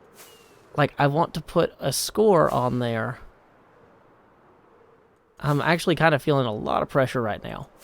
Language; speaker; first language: English; native; English